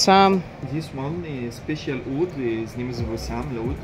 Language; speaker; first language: English; non-native, learner; Arabic